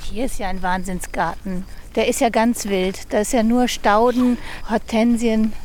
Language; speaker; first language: German; native; German